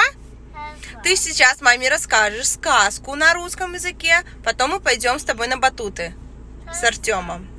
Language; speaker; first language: Russian; native; Russian